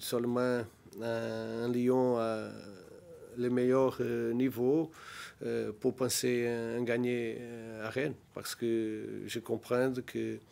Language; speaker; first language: French; non-native, learner; Portuguese